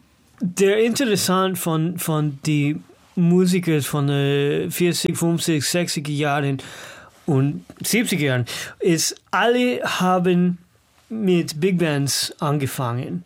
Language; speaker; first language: German; non-native, learner; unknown